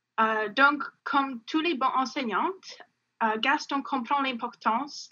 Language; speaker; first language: French; non-native, local second language; English